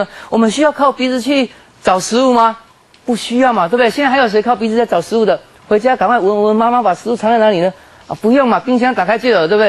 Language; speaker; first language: Chinese; native; Chinese